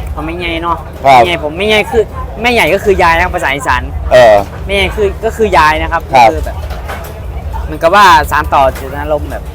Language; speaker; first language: Thai; native; Thai